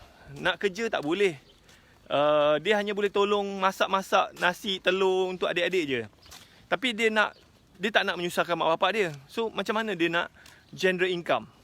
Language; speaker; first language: Malay; native; Malay